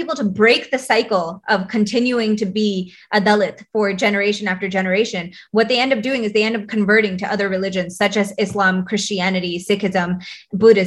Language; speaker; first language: English; native; English